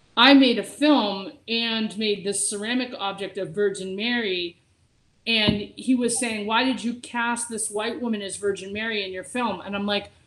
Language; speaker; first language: English; native; English